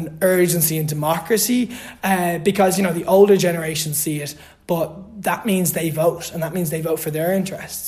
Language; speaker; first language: English; native; English